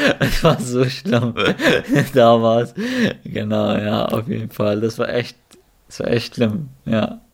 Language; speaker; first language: German; non-native, fluent; Kurdish